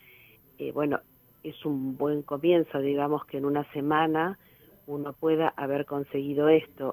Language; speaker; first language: Spanish; native; Spanish